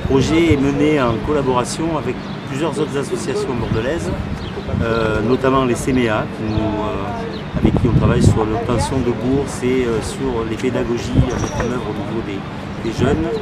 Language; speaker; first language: French; native; French